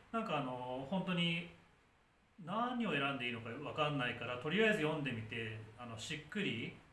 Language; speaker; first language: Japanese; native; Japanese